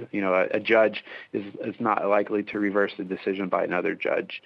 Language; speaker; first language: English; native; English